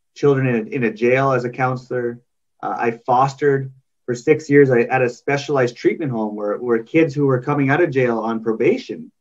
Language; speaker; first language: English; native; English